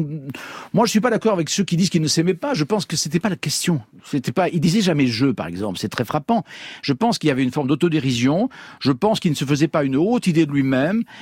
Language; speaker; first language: French; native; French